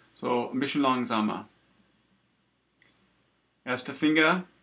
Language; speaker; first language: German; non-native, learner; English